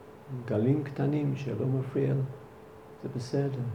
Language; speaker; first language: Hebrew; non-native, fluent; English